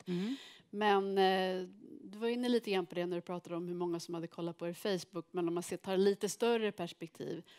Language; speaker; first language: Swedish; native; Swedish